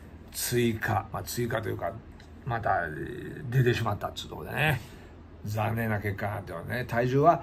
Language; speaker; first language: Japanese; native; Japanese